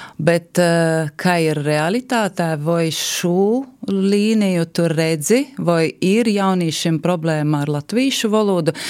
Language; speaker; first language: Latvian; native; Latvian